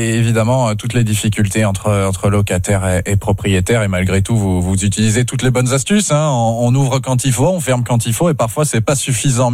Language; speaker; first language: French; native; French